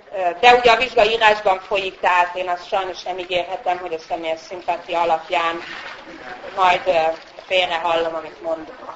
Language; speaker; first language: Hungarian; native; Hungarian